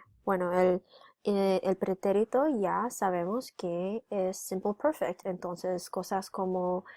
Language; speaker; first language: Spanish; non-native, fluent; English